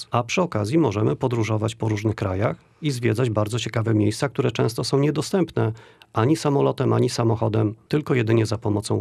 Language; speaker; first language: Polish; native; Polish